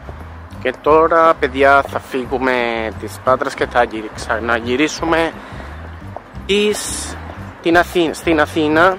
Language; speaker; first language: Greek; non-native, learner; Spanish